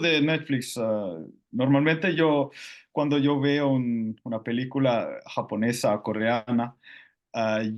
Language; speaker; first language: Spanish; non-native, fluent; Finnish